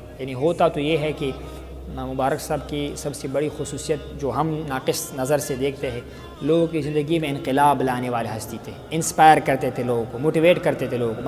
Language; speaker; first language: Urdu; non-native, local second language; Pashto